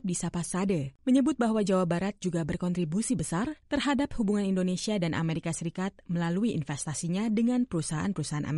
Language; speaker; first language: Indonesian; native; Indonesian